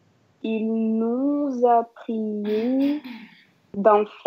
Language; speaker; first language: French; non-native, learner; Russian